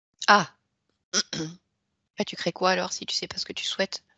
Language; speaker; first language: French; native; French